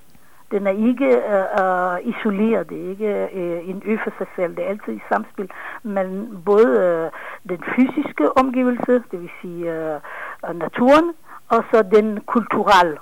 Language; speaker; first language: Danish; non-native, fluent; Hebrew